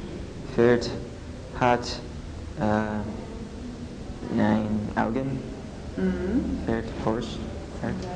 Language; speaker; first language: German; non-native, learner; English